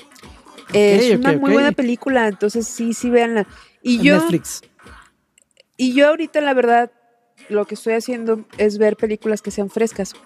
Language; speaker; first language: Spanish; native; Spanish